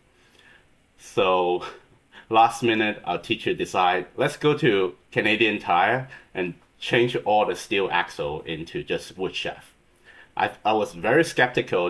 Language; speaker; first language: English; non-native, local second language; Cantonese